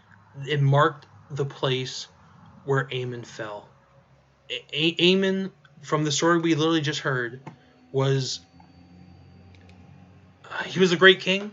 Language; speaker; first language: English; native; English